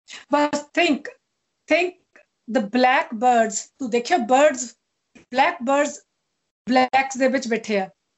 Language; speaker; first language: English; non-native, local second language; Punjabi